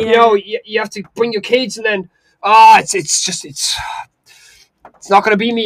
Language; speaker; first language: English; native; English